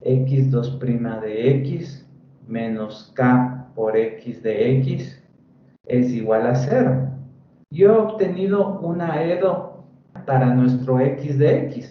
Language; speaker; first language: Spanish; native; Spanish